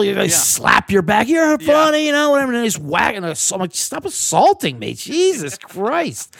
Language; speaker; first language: English; native; English